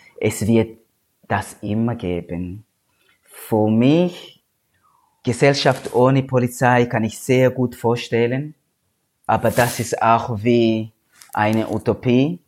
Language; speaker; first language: German; non-native, learner; Swahili